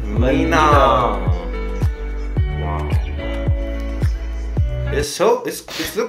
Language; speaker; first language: English; non-native, fluent; Korean